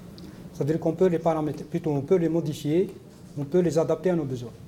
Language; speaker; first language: French; non-native, local second language; Arabic